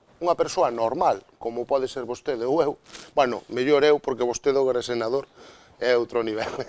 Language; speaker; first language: Galician; non-native, local second language; Spanish